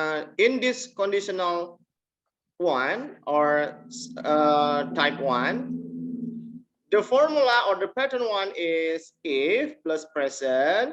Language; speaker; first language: English; non-native, fluent; Indonesian